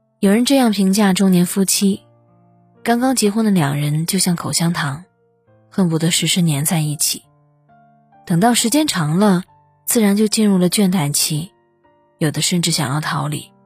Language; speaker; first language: Chinese; native; Chinese